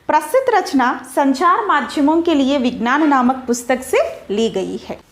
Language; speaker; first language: Hindi; non-native, local second language; Telugu